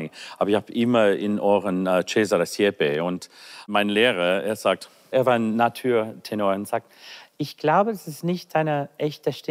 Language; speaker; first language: German; non-native, learner; English